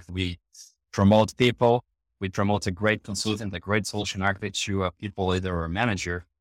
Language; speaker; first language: English; non-native, fluent; Portuguese